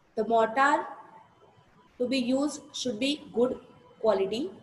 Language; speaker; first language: English; non-native, local second language; Gujarati